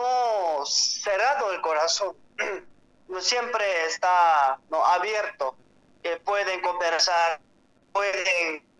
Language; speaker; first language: Spanish; non-native, learner; Korean